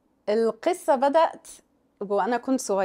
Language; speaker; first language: Arabic; non-native, fluent; French